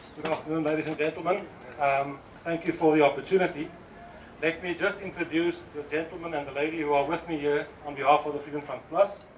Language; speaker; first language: English; non-native, local second language; Afrikaans